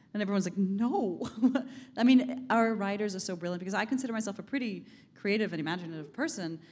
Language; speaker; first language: English; non-native, fluent; Hebrew